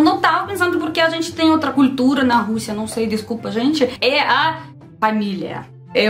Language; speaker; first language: Portuguese; non-native, learner; Russian